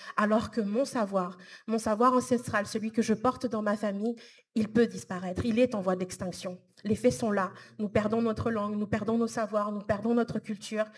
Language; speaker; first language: French; native; French